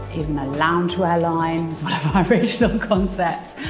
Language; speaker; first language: English; native; English